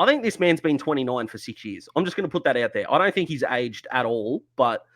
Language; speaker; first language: English; native; English